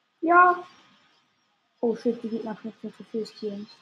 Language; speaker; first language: German; native; German